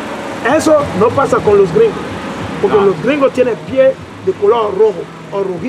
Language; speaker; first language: Spanish; non-native, learner; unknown